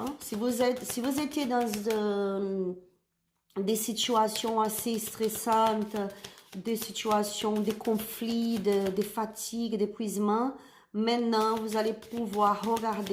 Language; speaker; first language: French; non-native, learner; Spanish